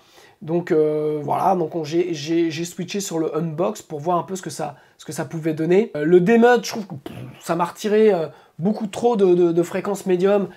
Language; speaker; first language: French; native; French